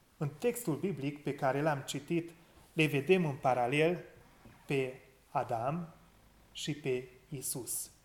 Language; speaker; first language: Romanian; non-native, local second language; Hungarian